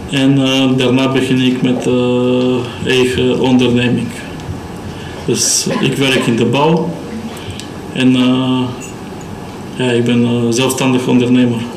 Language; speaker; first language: Dutch; non-native, learner; Bulgarian